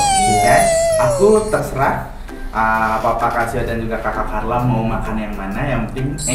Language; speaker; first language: Indonesian; native; Indonesian